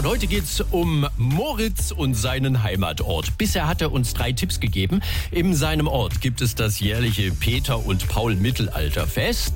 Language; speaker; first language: German; native; German